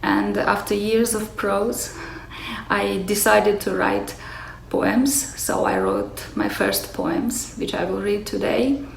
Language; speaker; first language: English; non-native, fluent; Romanian